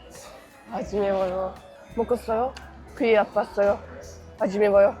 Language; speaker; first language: Korean; non-native, learner; Uzbek